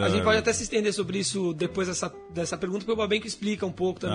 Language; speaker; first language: Portuguese; native; Portuguese